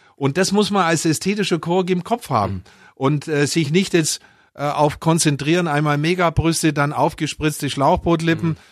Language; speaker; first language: German; native; German